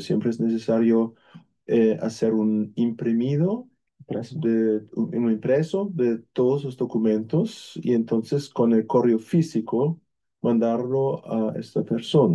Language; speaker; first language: Spanish; non-native, fluent; German